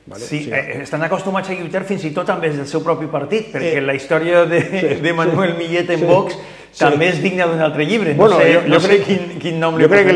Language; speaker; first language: Catalan; native; Catalan